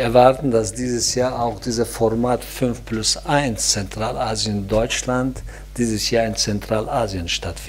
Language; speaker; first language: German; non-native, learner; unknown